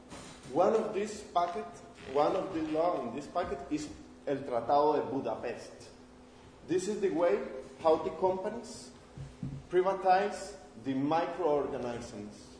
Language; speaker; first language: English; non-native, learner; Spanish